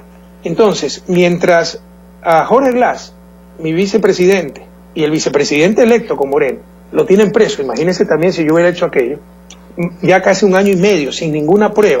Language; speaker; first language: Spanish; native; Spanish